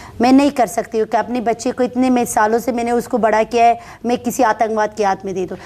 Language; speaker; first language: Hindi; non-native, fluent; Persian